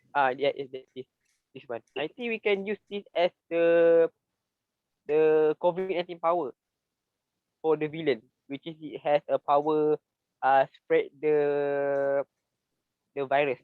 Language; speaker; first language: English; non-native, learner; Malay